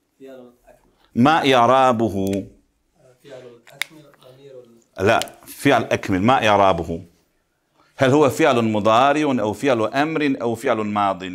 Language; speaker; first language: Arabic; non-native, fluent; Bosnian